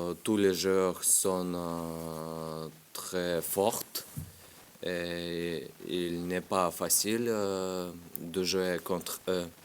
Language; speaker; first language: French; non-native, learner; Russian